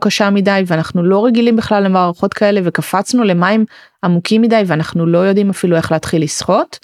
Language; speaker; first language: Hebrew; native; Hebrew